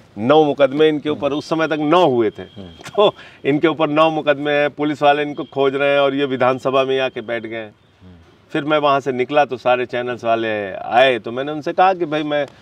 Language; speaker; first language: Hindi; native; Hindi